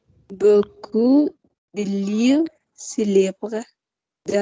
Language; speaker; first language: French; non-native, learner; Spanish